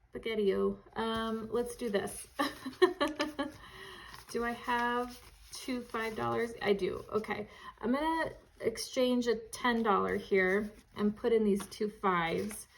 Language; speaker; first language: English; native; English